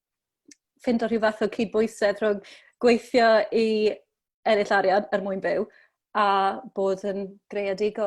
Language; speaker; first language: Welsh; native; Welsh